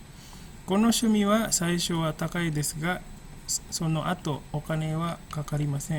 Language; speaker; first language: Japanese; non-native, fluent; Indonesian